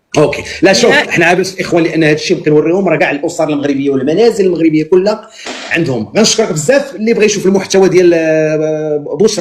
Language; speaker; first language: Arabic; native; Arabic